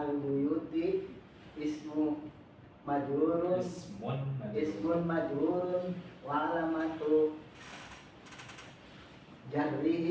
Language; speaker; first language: Arabic; non-native, learner; Indonesian